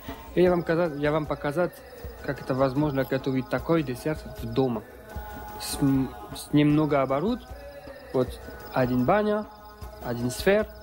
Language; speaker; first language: Russian; non-native, learner; French